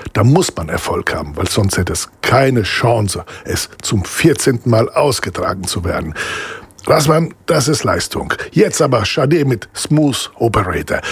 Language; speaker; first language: German; early bilingual, other home language; Italian